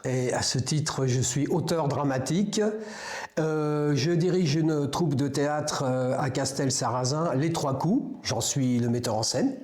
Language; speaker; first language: French; native; French